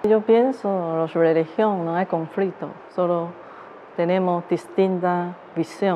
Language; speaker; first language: Spanish; non-native, learner; Chinese